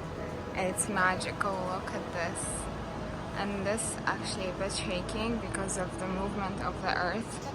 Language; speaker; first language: English; non-native, learner; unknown